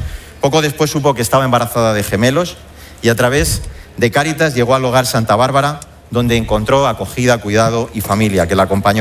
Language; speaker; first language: Spanish; native; Spanish